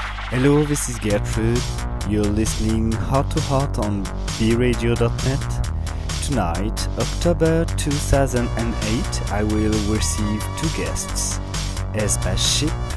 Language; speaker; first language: English; non-native, fluent; French